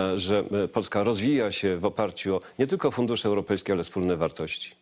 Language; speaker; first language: Polish; native; Polish